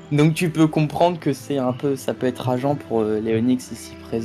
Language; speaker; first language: French; native; French